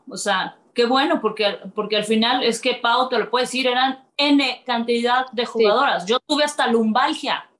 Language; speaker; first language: Spanish; native; Spanish